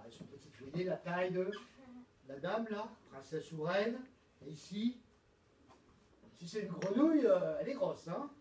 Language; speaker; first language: French; native; French